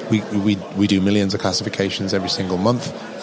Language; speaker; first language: English; native; English